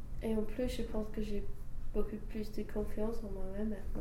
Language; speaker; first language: French; non-native, fluent; English